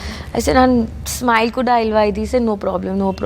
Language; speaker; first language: Kannada; non-native, learner; Punjabi